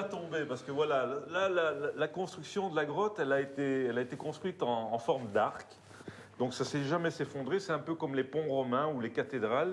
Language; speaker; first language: French; native; French